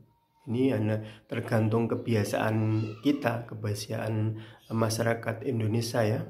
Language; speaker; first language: Indonesian; native; Indonesian